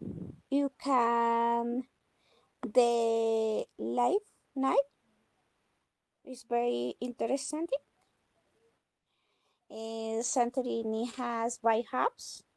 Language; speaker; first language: English; non-native, learner; Spanish